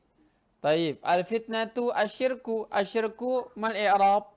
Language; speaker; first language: Arabic; non-native, fluent; Indonesian